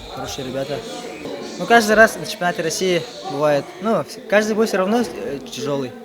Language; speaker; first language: Russian; non-native, local second language; Yakut